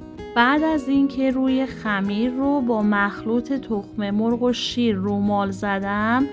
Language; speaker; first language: Persian; native; Persian